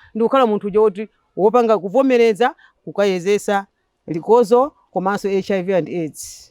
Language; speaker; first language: Nyanja; non-native, local second language; Yao